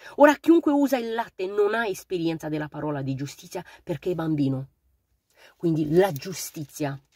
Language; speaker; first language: Italian; non-native, fluent; Romanian